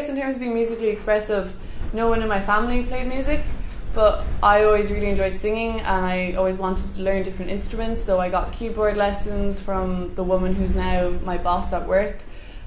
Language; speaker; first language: English; native; English